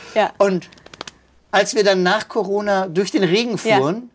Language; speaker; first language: German; native; German